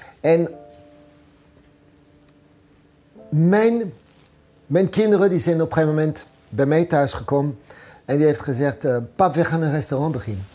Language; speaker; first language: Dutch; non-native, fluent; French